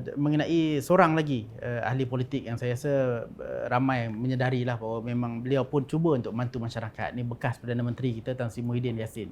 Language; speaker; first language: Malay; native; Malay